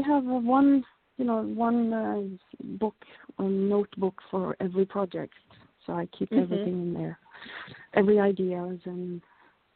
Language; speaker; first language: English; non-native, fluent; Norwegian